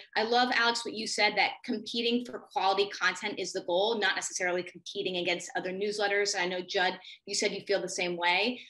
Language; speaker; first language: English; native; English